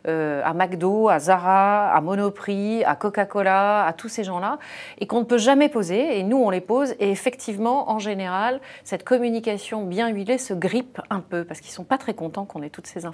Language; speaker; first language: French; native; French